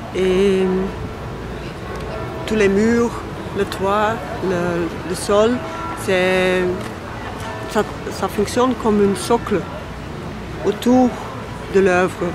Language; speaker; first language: French; non-native, local second language; Dutch